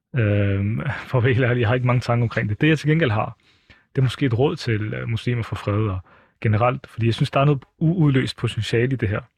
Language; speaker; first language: Danish; early bilingual, other home language; Arabic